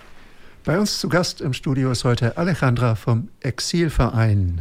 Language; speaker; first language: German; native; German